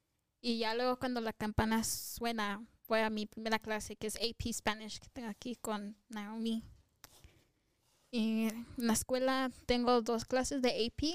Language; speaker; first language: Spanish; early bilingual, heritage; Spanish